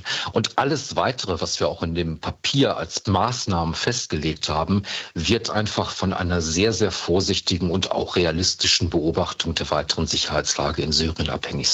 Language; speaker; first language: German; native; German